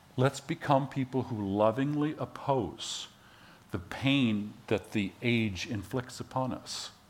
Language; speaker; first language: English; native; English